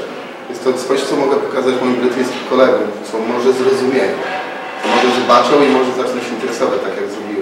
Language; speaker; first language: Polish; native; Polish